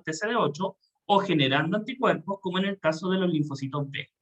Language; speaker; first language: Spanish; native; Spanish